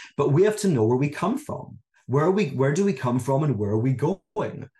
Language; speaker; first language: English; native; English